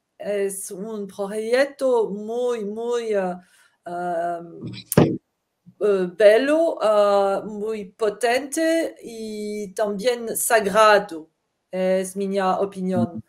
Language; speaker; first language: Spanish; non-native, fluent; French